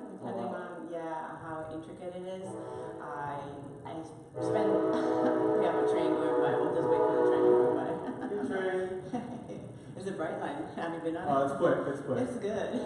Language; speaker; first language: English; non-native, fluent; Spanish